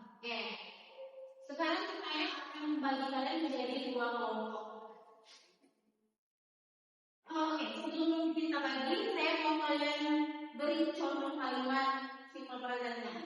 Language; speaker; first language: Indonesian; native; Indonesian